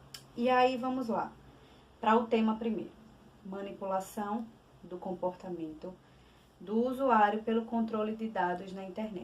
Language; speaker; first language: Portuguese; native; Portuguese